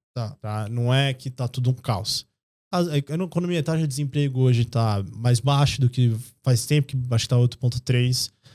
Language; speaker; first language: Portuguese; native; Portuguese